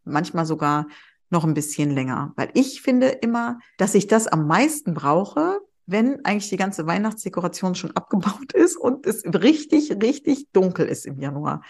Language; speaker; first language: German; native; German